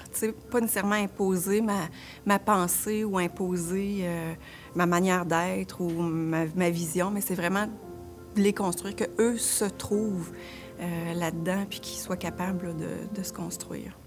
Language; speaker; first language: French; native; French